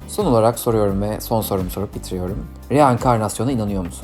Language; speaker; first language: Turkish; native; Turkish